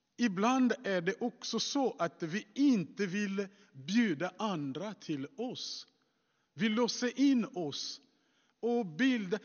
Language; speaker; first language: Swedish; non-native, fluent; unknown